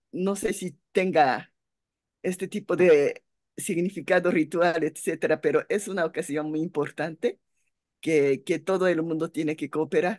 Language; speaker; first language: Spanish; non-native, fluent; Japanese